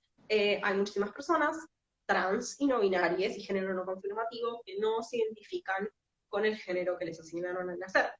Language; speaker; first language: Spanish; native; Spanish